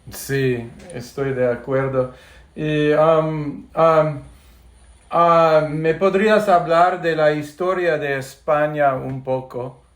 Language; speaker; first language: Spanish; non-native, fluent; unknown